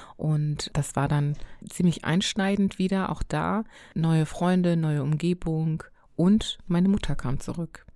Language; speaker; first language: German; early bilingual, other home language; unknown